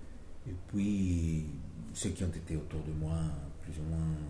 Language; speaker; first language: French; non-native, fluent; Spanish